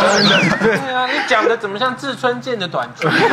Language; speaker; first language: Chinese; native; Chinese